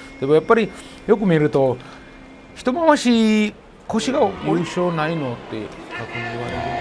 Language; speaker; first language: Japanese; non-native, fluent; Georgian